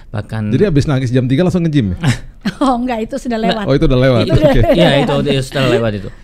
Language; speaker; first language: Indonesian; non-native, fluent; Korean